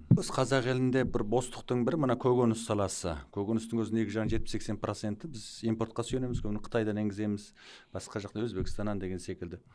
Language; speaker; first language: Kazakh; native; Kazakh